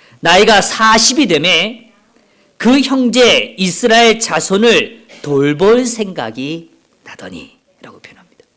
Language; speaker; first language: Korean; native; Korean